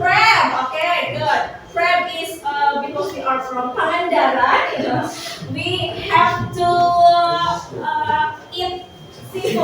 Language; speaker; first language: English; non-native, learner; Indonesian